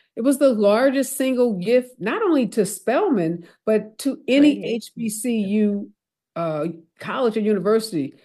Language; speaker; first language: English; native; English